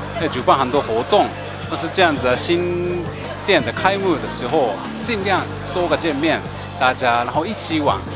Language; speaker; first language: Chinese; non-native, fluent; Japanese